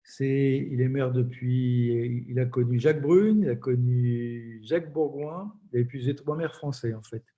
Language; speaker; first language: French; native; French